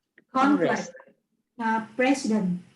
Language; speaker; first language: English; non-native, learner; Vietnamese